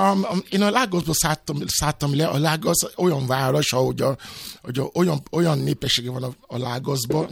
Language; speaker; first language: Hungarian; non-native, fluent; Yoruba